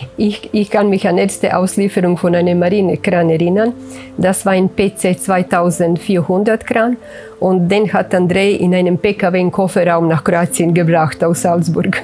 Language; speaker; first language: German; non-native, fluent; Croatian